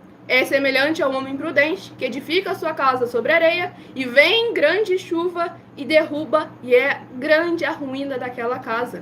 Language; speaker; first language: Portuguese; native; Portuguese